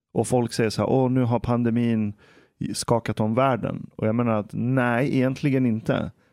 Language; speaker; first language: Swedish; native; Swedish